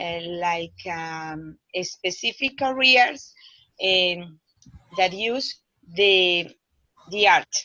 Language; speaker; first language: English; non-native, learner; Spanish